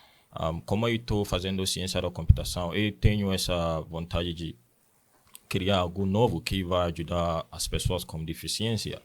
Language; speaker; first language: Portuguese; non-native, learner; Akan